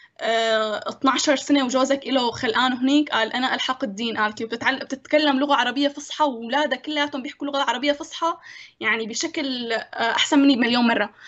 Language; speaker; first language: Arabic; native; Arabic